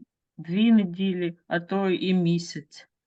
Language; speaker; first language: Ukrainian; non-native, local second language; Russian